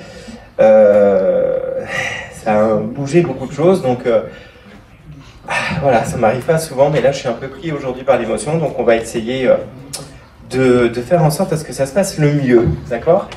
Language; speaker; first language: French; native; French